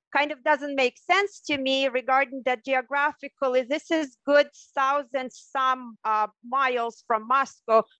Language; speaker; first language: English; non-native, fluent; Russian